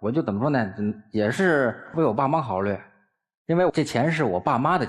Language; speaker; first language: Chinese; native; Chinese